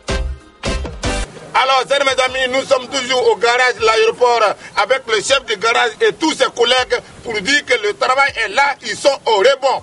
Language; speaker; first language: French; non-native, local second language; Bambara